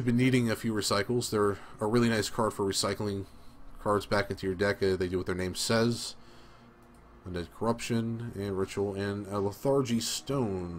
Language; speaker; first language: English; native; English